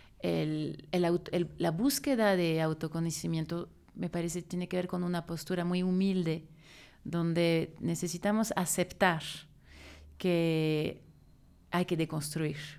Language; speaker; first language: Spanish; non-native, fluent; French